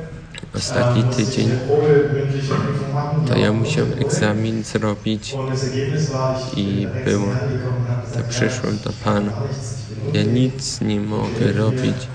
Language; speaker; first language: Polish; early bilingual, heritage; Polish